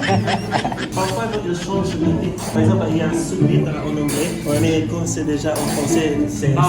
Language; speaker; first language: French; non-native, fluent; Filipino